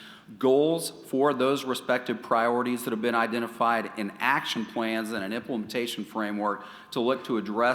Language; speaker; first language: English; native; English